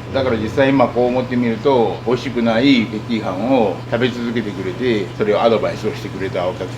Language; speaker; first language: Japanese; native; Japanese